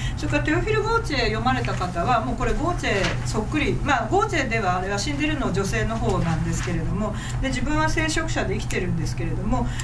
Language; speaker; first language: Japanese; native; Japanese